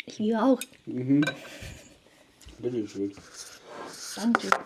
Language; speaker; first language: German; non-native, learner; Thai